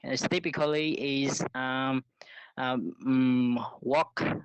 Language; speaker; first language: English; non-native, learner; Vietnamese